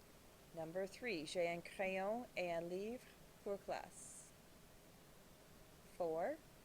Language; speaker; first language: French; non-native, fluent; English